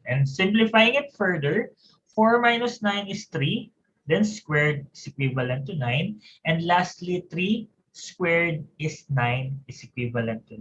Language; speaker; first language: English; non-native, local second language; Filipino